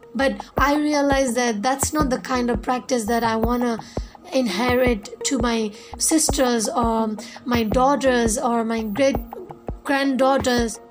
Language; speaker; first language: English; non-native, fluent; Burmese